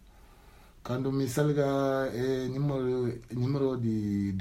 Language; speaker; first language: Spanish; non-native, learner; Wolof